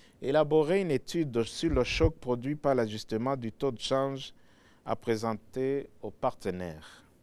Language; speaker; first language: French; non-native, local second language; Rundi